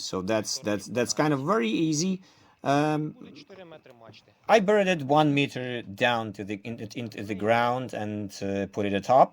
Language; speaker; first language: English; non-native, fluent; Ukrainian